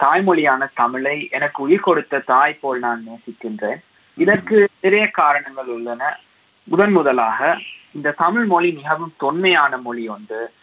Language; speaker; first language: Tamil; early bilingual, heritage; Tamil